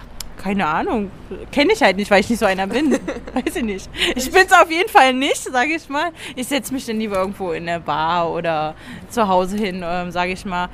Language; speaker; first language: German; native; German